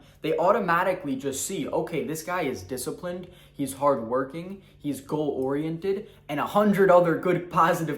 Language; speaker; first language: English; native; English